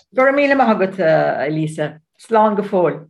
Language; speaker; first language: Irish; non-native, learner; Dutch